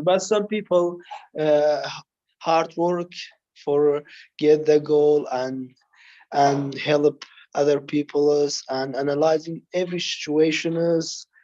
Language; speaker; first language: English; non-native, learner; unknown